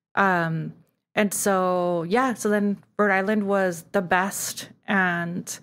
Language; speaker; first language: English; early bilingual, other home language; Spanish